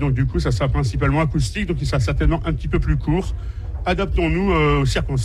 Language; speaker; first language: French; native; French